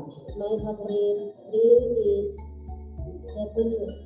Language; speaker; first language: English; non-native, learner; Indonesian